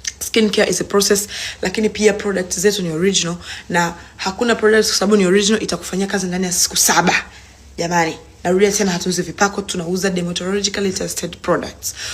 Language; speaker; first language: Swahili; native; Swahili